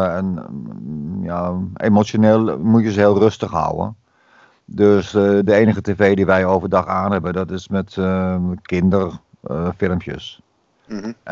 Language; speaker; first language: Dutch; native; Dutch